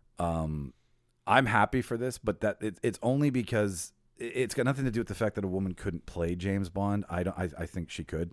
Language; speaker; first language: English; native; English